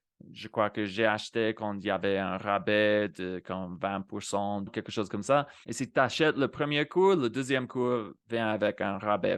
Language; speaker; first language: French; non-native, fluent; Spanish